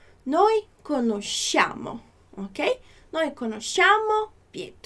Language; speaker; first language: Italian; non-native, fluent; Portuguese